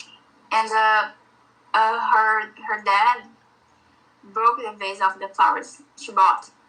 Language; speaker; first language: English; non-native, learner; Portuguese